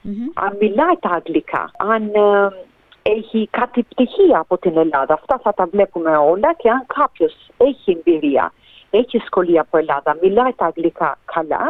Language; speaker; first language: Greek; early bilingual, heritage; Greek